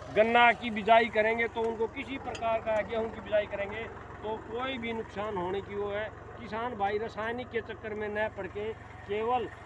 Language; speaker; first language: Hindi; native; Hindi